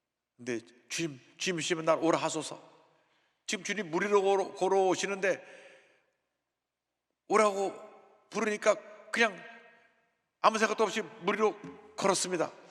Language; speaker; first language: Korean; native; Korean